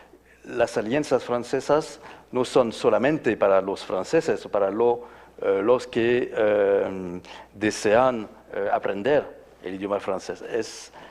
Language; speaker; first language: Spanish; non-native, fluent; French